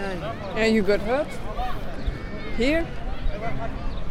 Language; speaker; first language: English; non-native, learner; French